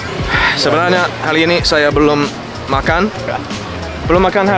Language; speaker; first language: Indonesian; non-native, learner; English